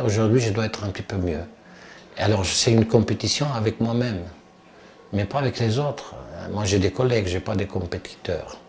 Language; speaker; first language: French; non-native, fluent; Italian